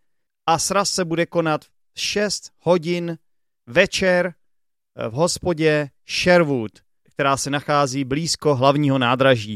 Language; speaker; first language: Czech; native; Czech